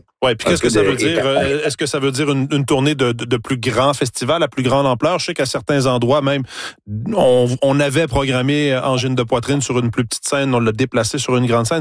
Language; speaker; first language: French; native; French